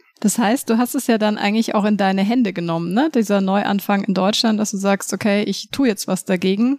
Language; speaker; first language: German; native; German